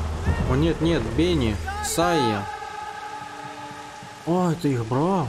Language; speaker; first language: Russian; native; Russian